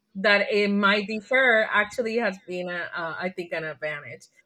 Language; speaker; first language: English; non-native, fluent; Spanish